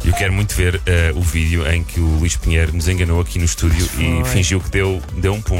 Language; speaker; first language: Portuguese; native; Portuguese